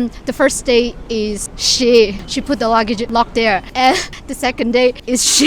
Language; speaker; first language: English; non-native, learner; Chinese